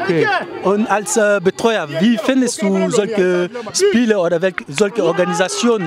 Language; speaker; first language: German; non-native, learner; French